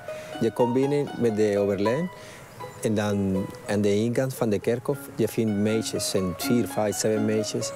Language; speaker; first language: Dutch; non-native, fluent; Spanish